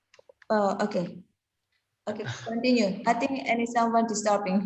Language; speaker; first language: English; non-native, learner; Indonesian